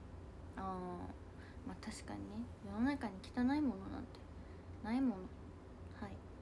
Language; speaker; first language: Japanese; native; Japanese